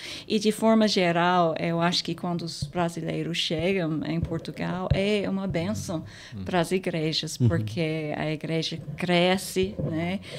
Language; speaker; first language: Portuguese; non-native, fluent; English